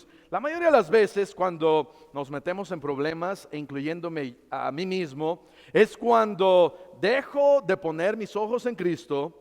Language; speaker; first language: Spanish; native; Spanish